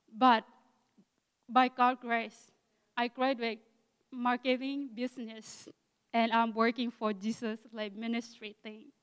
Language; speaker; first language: English; non-native, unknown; Akha